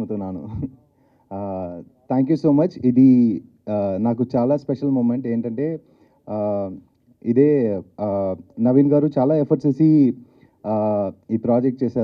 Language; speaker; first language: Telugu; non-native, learner; Tamil